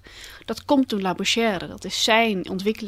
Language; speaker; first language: Dutch; native; Dutch